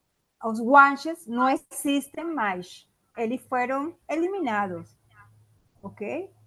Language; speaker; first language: Portuguese; non-native, fluent; Spanish